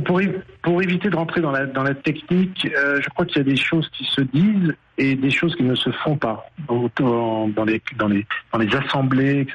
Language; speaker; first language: French; native; French